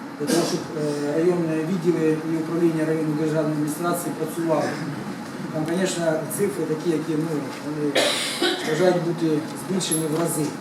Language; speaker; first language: Ukrainian; native; Ukrainian